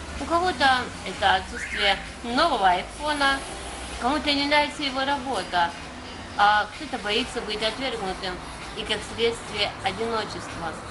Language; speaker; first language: Russian; native; Russian